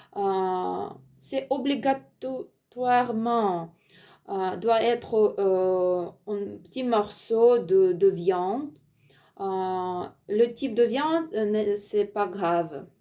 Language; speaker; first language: French; non-native, learner; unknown